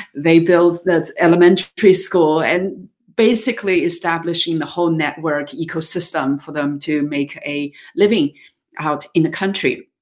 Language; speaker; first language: English; non-native, fluent; Chinese